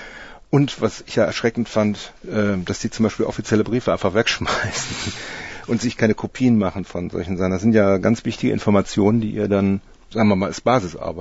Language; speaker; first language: German; native; German